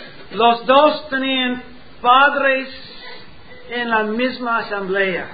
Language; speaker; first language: Spanish; non-native, learner; English